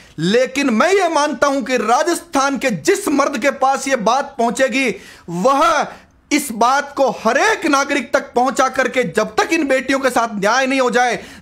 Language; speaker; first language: Hindi; native; Hindi